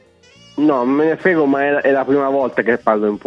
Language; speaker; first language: Italian; native; Italian